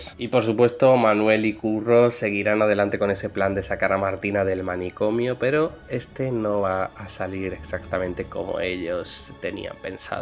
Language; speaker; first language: Spanish; native; Spanish